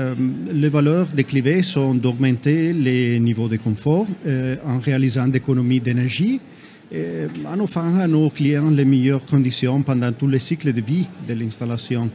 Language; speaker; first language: French; non-native, fluent; Italian